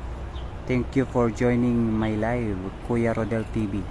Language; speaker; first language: English; non-native, learner; Filipino